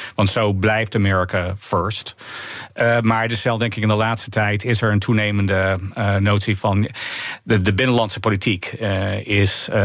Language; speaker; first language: Dutch; non-native, fluent; English